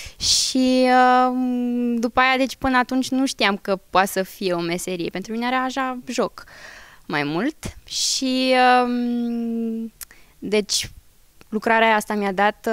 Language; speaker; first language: Romanian; early bilingual, heritage; Romanian